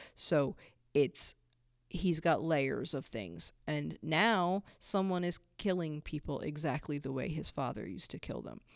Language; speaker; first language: English; native; English